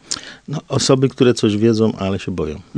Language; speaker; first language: Polish; native; Polish